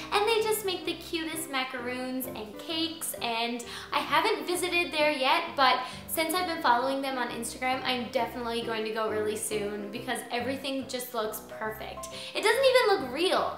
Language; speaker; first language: English; native; English